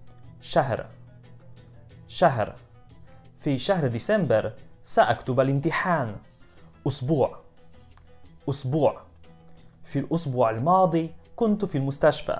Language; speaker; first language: Arabic; non-native, fluent; Polish